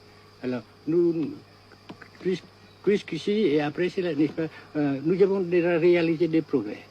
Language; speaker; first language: French; non-native, fluent; Vietnamese